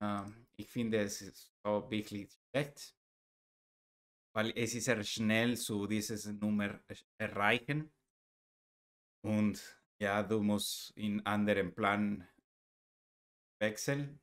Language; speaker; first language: German; non-native, learner; Spanish